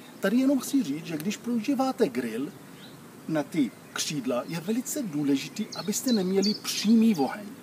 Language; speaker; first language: Czech; non-native, fluent; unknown